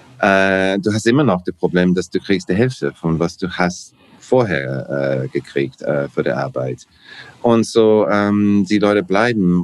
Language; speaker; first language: German; non-native, learner; English